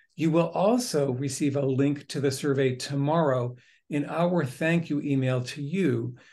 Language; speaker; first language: English; native; English